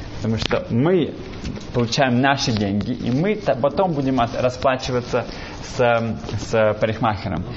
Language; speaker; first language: Russian; early bilingual, heritage; Russian